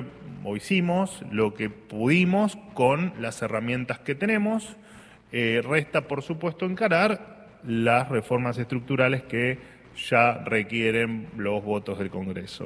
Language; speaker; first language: Spanish; native; Spanish